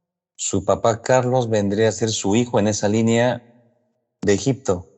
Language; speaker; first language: Spanish; native; Spanish